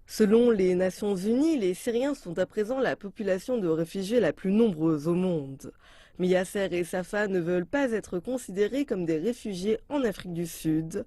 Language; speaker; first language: French; native; French